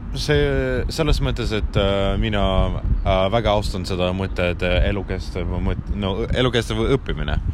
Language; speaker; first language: Estonian; non-native, local second language; Russian